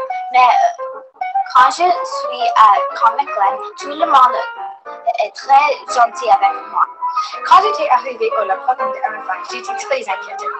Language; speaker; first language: French; non-native, learner; English